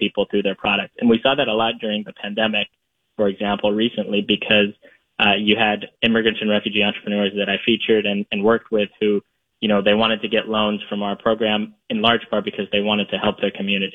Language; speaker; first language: English; native; English